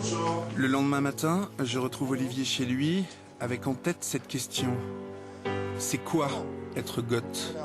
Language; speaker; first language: French; native; French